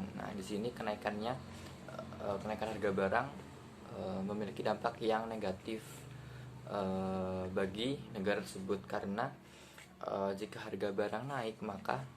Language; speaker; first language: Indonesian; native; Indonesian